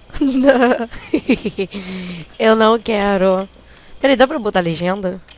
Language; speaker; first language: Portuguese; native; Portuguese